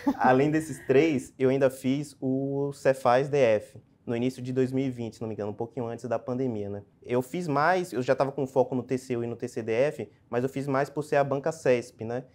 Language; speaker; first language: Portuguese; native; Portuguese